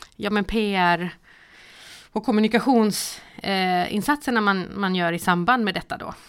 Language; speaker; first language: Swedish; early bilingual, other home language; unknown